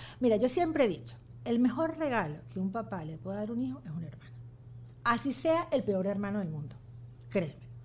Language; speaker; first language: Spanish; native; Spanish